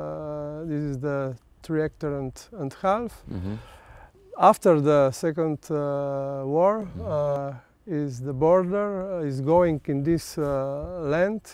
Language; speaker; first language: English; non-native, learner; Slovenian